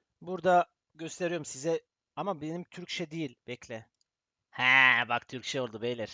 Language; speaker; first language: Turkish; early bilingual, heritage; Turkish